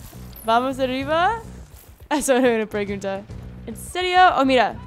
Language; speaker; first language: Spanish; non-native, learner; English